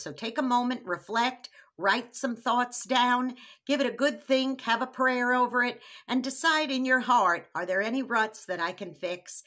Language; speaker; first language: English; native; English